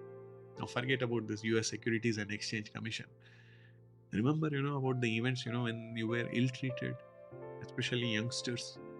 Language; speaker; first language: English; non-native, local second language; Hindi